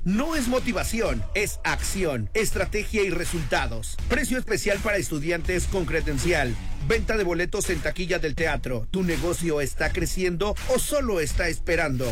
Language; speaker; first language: Spanish; native; Spanish